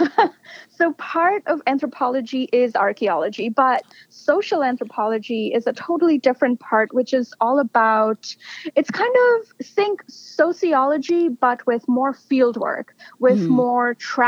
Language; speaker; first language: English; non-native, local second language; Bangla